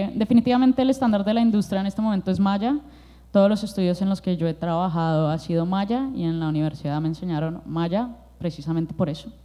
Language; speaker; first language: Spanish; native; Spanish